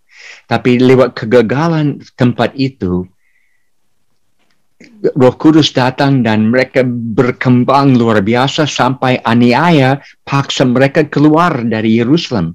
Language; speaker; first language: Indonesian; non-native, fluent; English